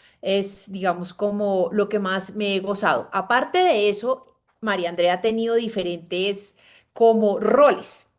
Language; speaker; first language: Spanish; native; Spanish